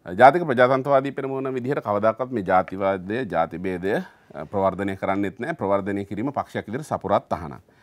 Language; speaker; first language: Sinhala; native; Sinhala